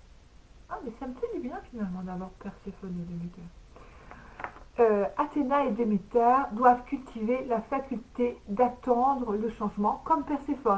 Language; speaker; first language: French; native; French